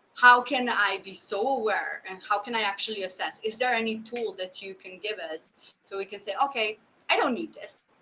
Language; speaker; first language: English; non-native, fluent; Slovenian